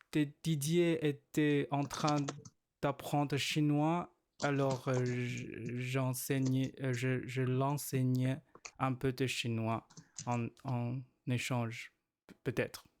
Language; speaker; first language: French; non-native, learner; Chinese